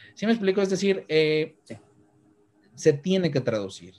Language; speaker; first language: Spanish; native; Spanish